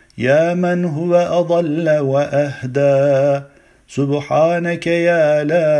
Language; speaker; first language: Arabic; non-native, fluent; Turkish